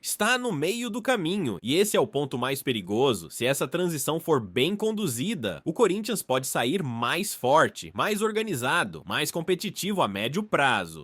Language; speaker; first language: Portuguese; native; Portuguese